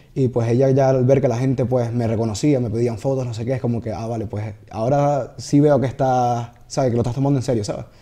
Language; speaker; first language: Spanish; native; Spanish